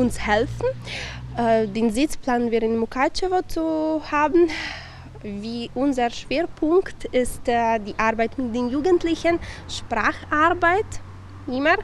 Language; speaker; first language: German; non-native, fluent; Ukrainian